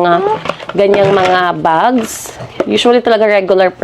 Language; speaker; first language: Filipino; native; Filipino